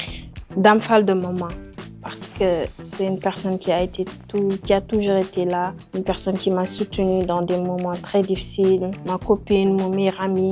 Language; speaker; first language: French; non-native, local second language; Wolof